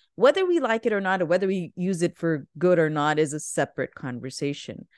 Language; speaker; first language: English; non-native, local second language; Urdu